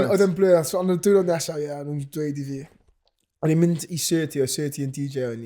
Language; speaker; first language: Welsh; native; Welsh